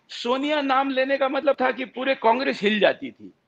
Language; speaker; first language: Hindi; non-native, local second language; Marathi